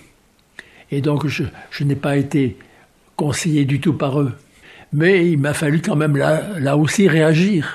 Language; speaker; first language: French; native; French